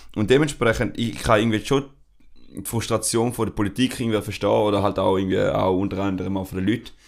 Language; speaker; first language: German; non-native, fluent; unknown